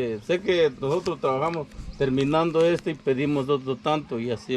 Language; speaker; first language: Spanish; native; Spanish